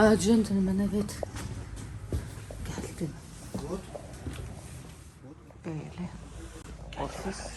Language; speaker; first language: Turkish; non-native, learner; Russian